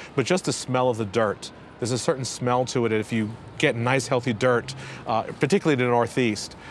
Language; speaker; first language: English; native; English